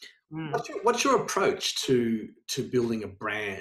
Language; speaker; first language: English; native; English